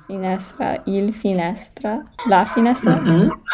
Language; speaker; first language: Italian; non-native, learner; English